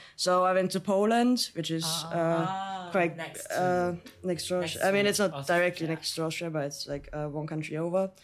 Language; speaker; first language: English; non-native, fluent; German